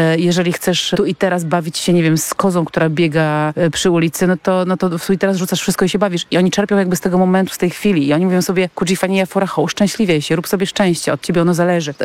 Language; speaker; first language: Polish; native; Polish